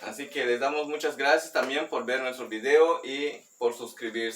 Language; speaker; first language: Spanish; native; Spanish